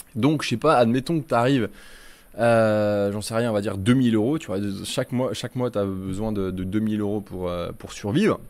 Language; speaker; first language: French; native; French